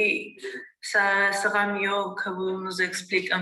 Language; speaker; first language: French; non-native, fluent; Armenian